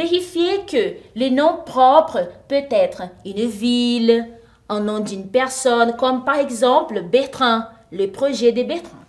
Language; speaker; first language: French; non-native, fluent; Portuguese